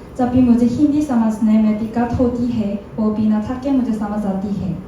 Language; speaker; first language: Hindi; non-native, learner; Korean